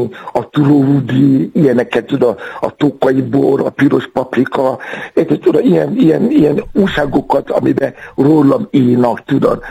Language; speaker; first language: Hungarian; non-native, learner; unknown